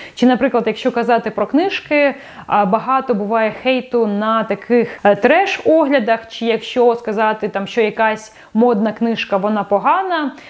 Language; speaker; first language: Ukrainian; non-native, local second language; Russian